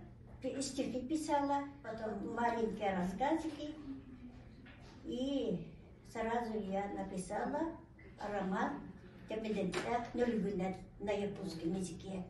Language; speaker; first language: Russian; non-native, local second language; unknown